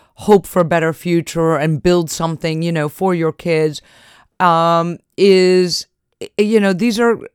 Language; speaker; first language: English; early bilingual, other home language; Spanish